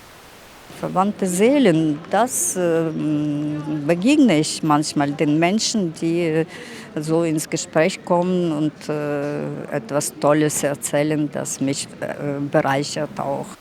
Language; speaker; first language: German; non-native, fluent; Russian